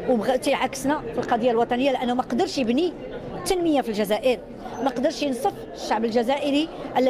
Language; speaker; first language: Arabic; native; Arabic